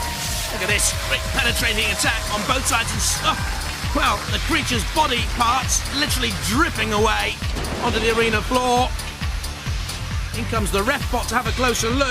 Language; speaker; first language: English; native; English